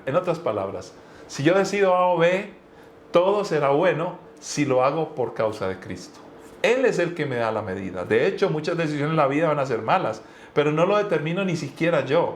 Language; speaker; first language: Spanish; native; Spanish